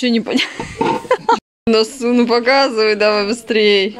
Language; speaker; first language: Russian; native; Russian